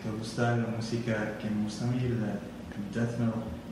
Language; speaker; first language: Spanish; early bilingual, heritage; Spanish